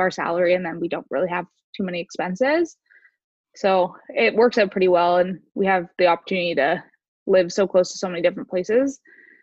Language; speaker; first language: English; native; English